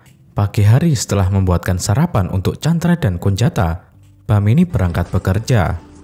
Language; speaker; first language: Indonesian; native; Indonesian